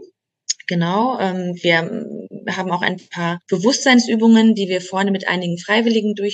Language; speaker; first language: German; native; German